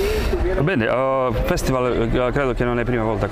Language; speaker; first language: Italian; non-native, fluent; Croatian